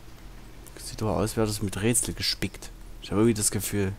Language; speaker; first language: German; native; German